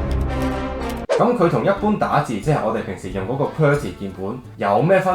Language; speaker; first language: Cantonese; native; Cantonese